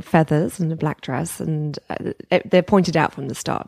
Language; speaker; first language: English; native; English